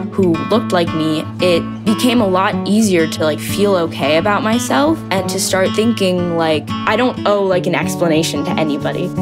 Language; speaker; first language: English; native; English